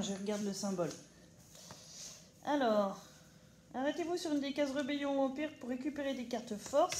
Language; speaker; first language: French; native; French